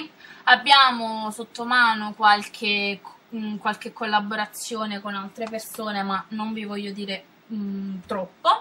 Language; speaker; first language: Italian; native; Italian